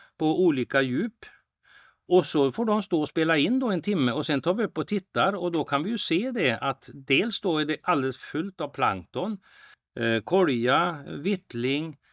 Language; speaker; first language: Swedish; native; Swedish